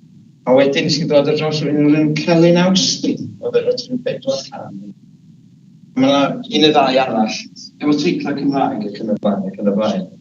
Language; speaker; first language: Welsh; native; Welsh